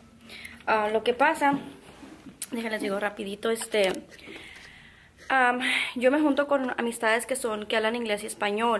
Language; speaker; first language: Spanish; early bilingual, heritage; Spanish